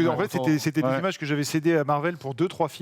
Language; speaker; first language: French; native; French